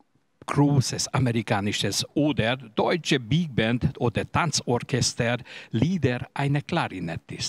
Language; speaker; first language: German; non-native, learner; Hungarian